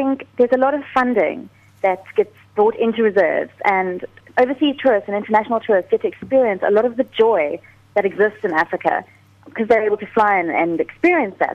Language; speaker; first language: English; native; English